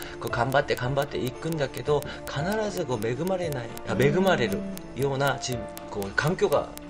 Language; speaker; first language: Japanese; non-native, fluent; Korean